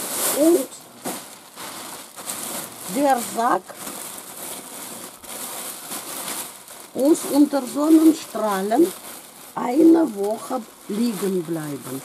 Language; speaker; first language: German; non-native, fluent; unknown